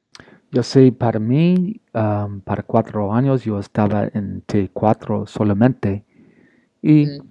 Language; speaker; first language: Spanish; non-native, learner; English